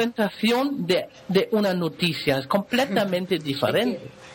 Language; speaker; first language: Spanish; non-native, fluent; German